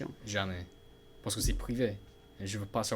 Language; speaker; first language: French; non-native, learner; English